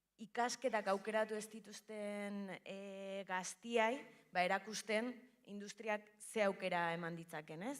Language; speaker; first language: Basque; native; Basque